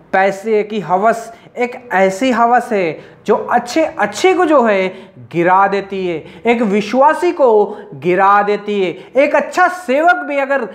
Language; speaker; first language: Hindi; non-native, local second language; Telugu